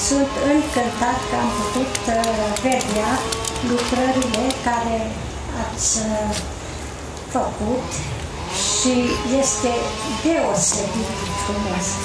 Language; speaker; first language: Romanian; non-native, local second language; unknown